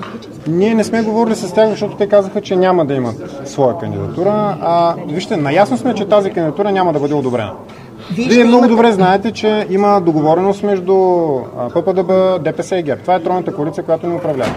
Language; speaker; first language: Bulgarian; native; Bulgarian